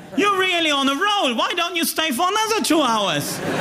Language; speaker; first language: English; non-native, fluent; German